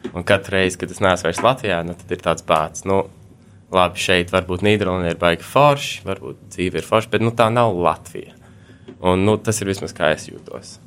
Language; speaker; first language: Latvian; early bilingual, heritage; Latvian